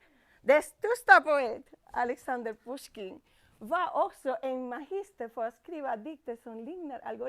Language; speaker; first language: Swedish; non-native, fluent; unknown